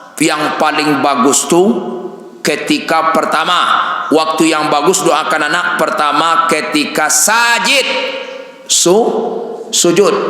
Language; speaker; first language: Malay; non-native, local second language; Minangkabau